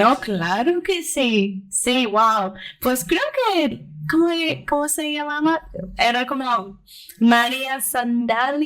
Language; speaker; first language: Spanish; early bilingual, heritage; Spanish